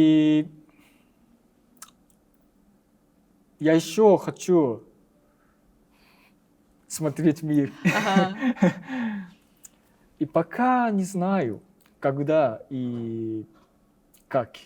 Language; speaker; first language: Russian; non-native, learner; Japanese